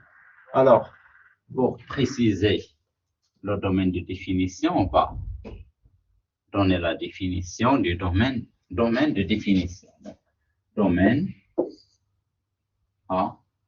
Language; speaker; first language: French; non-native, local second language; Arabic